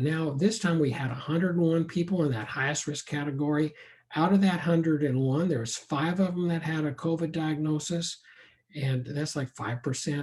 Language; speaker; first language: English; native; English